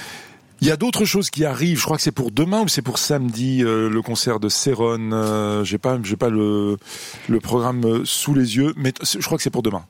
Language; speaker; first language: French; native; French